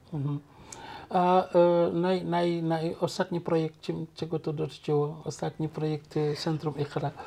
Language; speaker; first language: Polish; non-native, local second language; Wolof